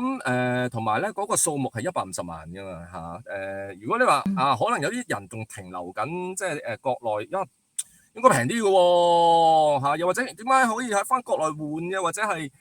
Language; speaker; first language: Cantonese; native; Cantonese